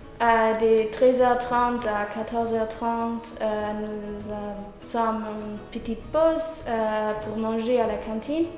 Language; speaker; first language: French; non-native, fluent; German